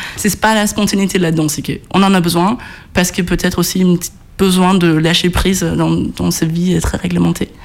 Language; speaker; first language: French; non-native, fluent; Danish